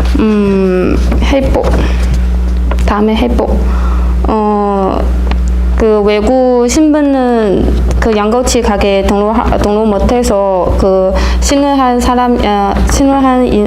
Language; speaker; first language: Korean; non-native, learner; Chinese